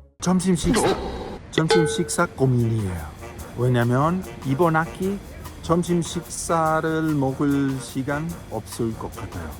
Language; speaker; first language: Korean; non-native, learner; Italian